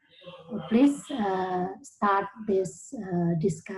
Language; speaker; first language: English; non-native, learner; Indonesian